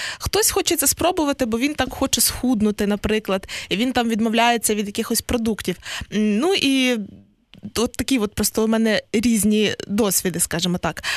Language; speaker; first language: Ukrainian; native; Ukrainian